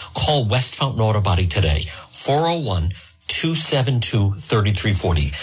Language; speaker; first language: English; native; English